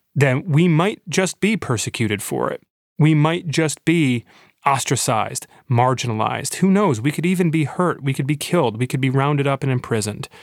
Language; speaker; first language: English; native; English